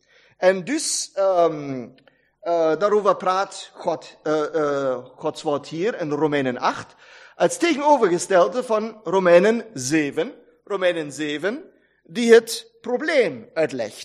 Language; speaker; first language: Dutch; non-native, fluent; German